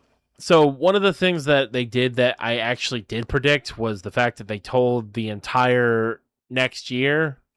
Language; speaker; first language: English; native; English